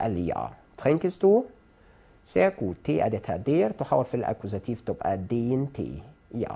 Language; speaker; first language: German; non-native, fluent; Arabic